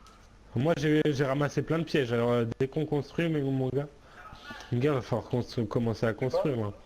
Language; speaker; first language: French; native; French